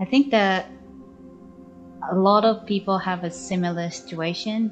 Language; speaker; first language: English; non-native, learner; Japanese